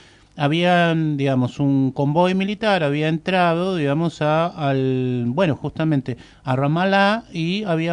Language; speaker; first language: Spanish; native; Spanish